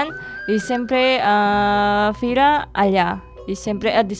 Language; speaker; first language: Catalan; non-native, learner; Indonesian